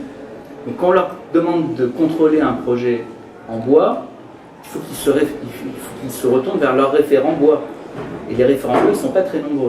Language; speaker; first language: French; native; French